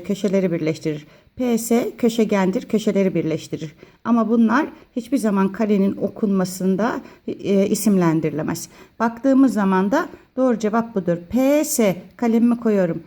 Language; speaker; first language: Turkish; native; Turkish